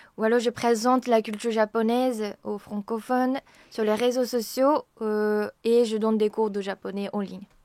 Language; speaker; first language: French; non-native, fluent; Japanese